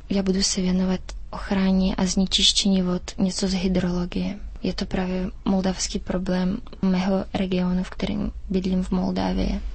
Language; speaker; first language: Czech; early bilingual, heritage; Czech